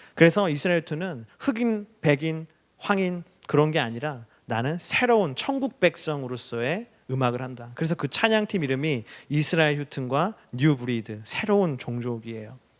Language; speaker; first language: Korean; native; Korean